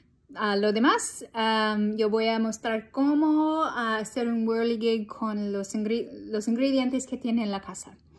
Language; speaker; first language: Spanish; non-native, fluent; English